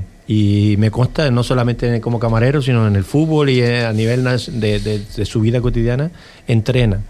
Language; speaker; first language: Spanish; native; Spanish